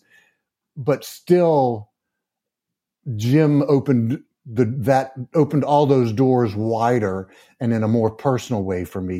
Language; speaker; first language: English; native; English